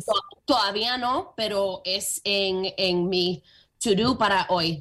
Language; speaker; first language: Spanish; early bilingual, heritage; Spanish